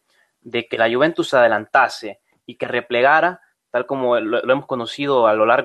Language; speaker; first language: Spanish; native; Spanish